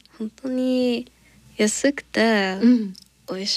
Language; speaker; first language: Japanese; non-native, learner; English